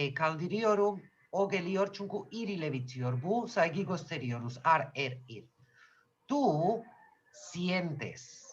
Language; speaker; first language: Turkish; non-native, fluent; Spanish